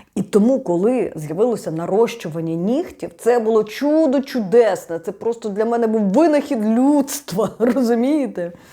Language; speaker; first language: Ukrainian; non-native, local second language; Russian